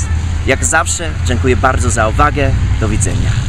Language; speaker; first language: Polish; non-native, fluent; English